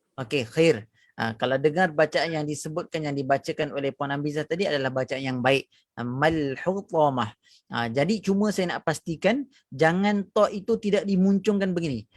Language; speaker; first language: Malay; native; Malay